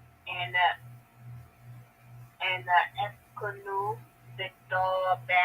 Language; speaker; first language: Arabic; non-native, learner; English